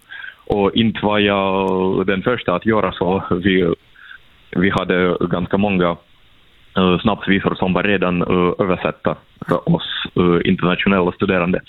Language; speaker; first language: Swedish; non-native, fluent; Russian